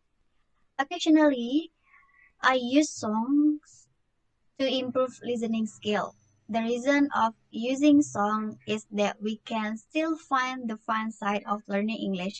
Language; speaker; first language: English; non-native, learner; Indonesian